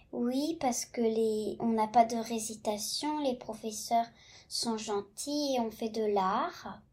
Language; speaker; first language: French; early bilingual, heritage; French